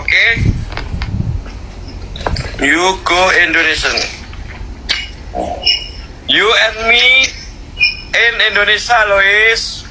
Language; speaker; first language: English; non-native, learner; Javanese